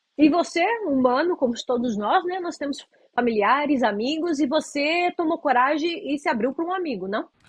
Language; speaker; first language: Portuguese; native; Portuguese